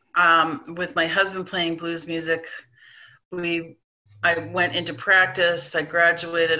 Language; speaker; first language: English; native; English